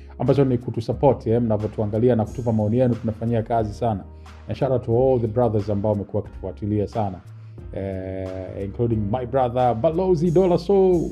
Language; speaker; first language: Swahili; native; Swahili